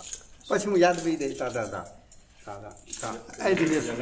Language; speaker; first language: Russian; non-native, learner; Chinese